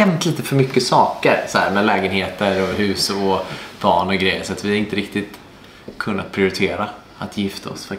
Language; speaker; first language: Swedish; native; Swedish